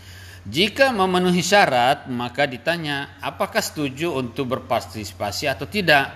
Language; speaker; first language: Indonesian; native; Indonesian